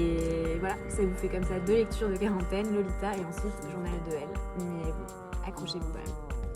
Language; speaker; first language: French; native; French